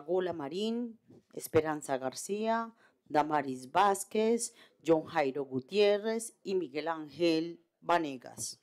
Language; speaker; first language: Spanish; native; Spanish